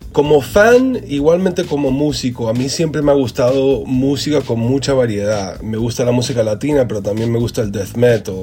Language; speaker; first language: Spanish; native; Spanish